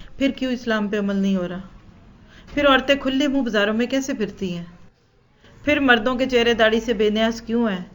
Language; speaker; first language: Urdu; native; Urdu